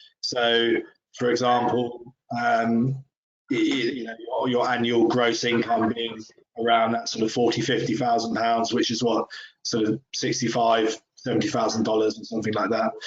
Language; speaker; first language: English; native; English